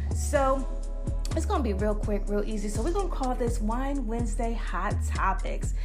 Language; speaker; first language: English; native; English